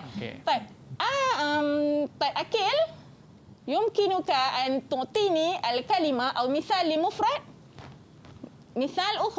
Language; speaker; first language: Arabic; non-native, fluent; Malay